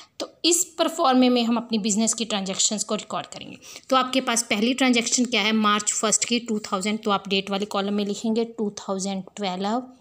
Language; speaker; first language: Hindi; non-native, local second language; Punjabi